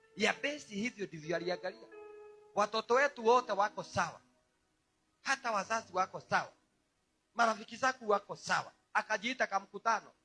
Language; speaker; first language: Swahili; non-native, local second language; Kikuyu